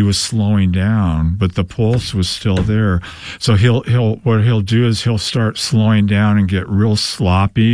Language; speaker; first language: English; native; English